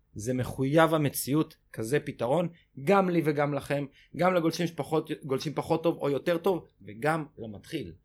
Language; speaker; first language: Hebrew; native; Hebrew